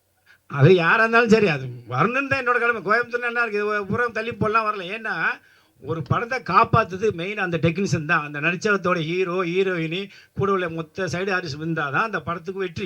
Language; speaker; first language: Tamil; native; Tamil